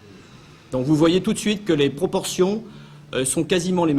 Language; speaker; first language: French; native; French